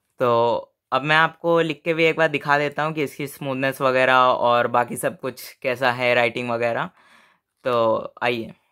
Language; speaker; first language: Hindi; native; Hindi